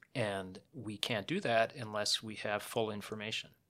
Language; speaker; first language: English; native; English